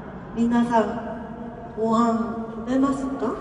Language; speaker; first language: Japanese; non-native, learner; Korean